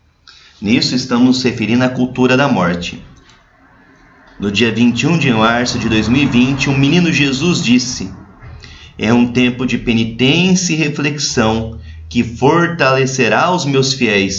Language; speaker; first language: Portuguese; native; Portuguese